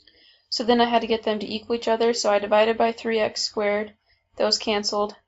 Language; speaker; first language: English; native; English